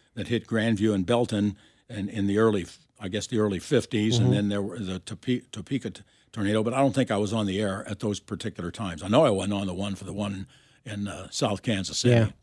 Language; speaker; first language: English; native; English